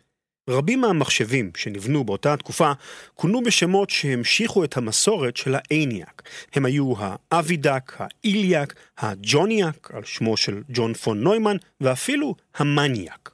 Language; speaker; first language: Hebrew; native; Hebrew